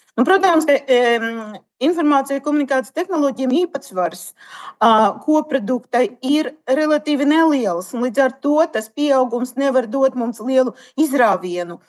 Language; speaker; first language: Latvian; non-native, local second language; Russian